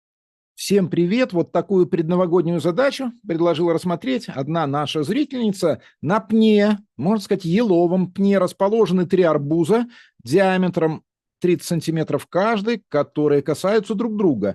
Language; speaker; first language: Russian; native; Russian